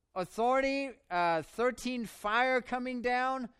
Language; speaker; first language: English; non-native, fluent; German